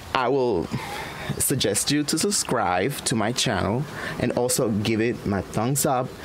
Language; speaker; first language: English; non-native, fluent; Spanish